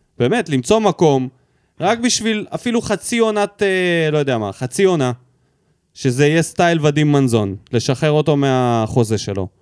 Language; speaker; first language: Hebrew; early bilingual, other home language; Russian